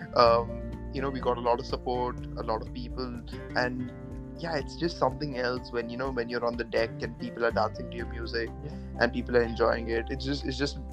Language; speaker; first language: English; non-native, local second language; Marathi